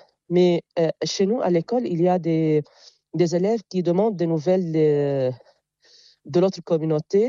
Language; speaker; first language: French; non-native, local second language; Arabic